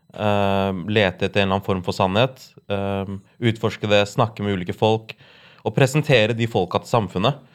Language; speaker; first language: Norwegian; native; Norwegian